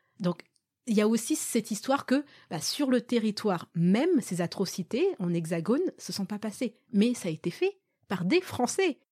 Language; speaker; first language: French; early bilingual, other home language; Malagasy